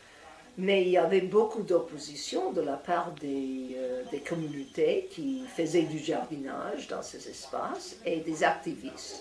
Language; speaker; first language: French; non-native, fluent; English